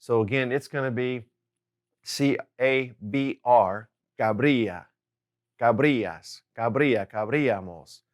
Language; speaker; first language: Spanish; non-native, fluent; English